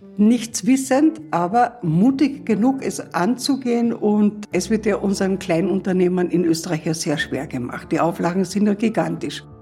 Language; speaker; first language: German; native; German